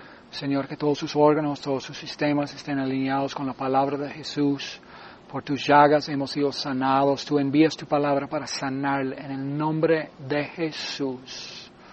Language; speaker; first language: Spanish; non-native, fluent; English